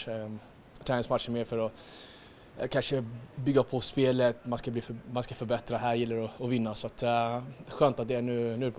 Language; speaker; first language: Swedish; native; Swedish